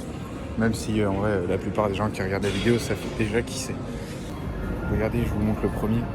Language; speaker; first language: French; native; French